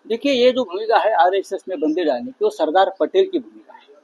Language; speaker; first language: Hindi; non-native, local second language; Marathi